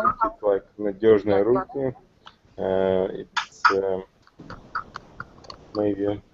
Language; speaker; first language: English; non-native, learner; Russian